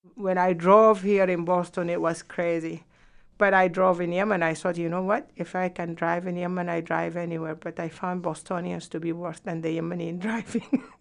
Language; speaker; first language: English; non-native, fluent; Arabic